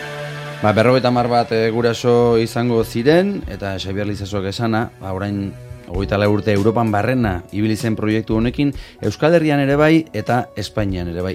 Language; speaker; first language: Basque; native; Basque